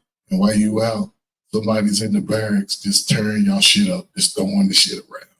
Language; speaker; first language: English; native; English